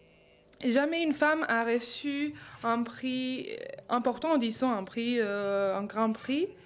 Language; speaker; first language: French; non-native, fluent; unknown